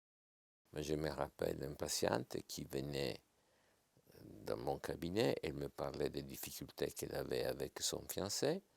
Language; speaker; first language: French; non-native, fluent; Italian